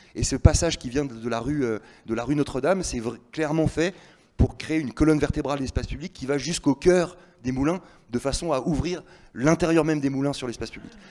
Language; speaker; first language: French; native; French